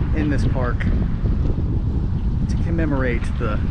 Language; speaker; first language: English; native; English